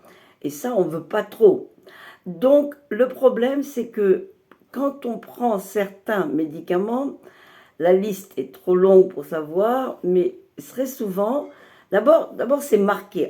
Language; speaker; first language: French; native; French